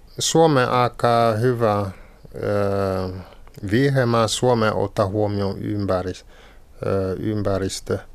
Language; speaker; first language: Finnish; non-native, learner; French